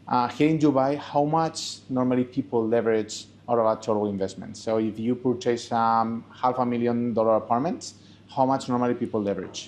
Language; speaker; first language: English; non-native, fluent; Spanish